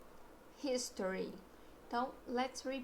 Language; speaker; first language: English; non-native, fluent; Portuguese